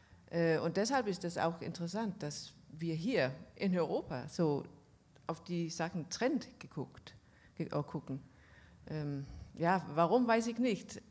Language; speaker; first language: German; non-native, fluent; Danish